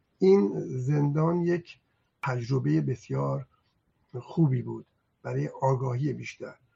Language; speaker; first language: Persian; non-native, local second language; Azerbaijani